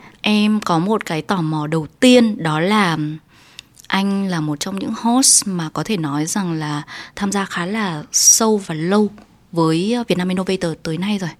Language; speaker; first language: Vietnamese; native; Vietnamese